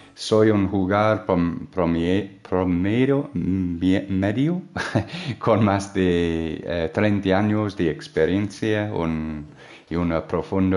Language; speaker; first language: Spanish; non-native, learner; English